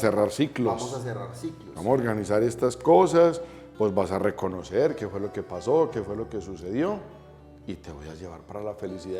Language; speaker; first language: Spanish; native; Spanish